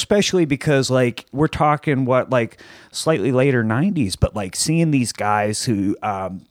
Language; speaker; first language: English; native; English